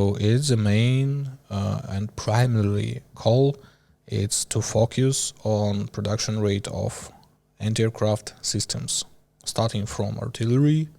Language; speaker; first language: English; non-native, learner; Ukrainian